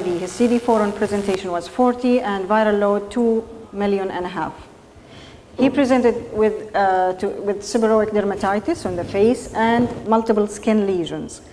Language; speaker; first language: English; non-native, fluent; Arabic